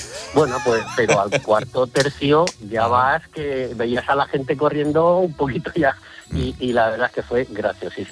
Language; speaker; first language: Spanish; native; Spanish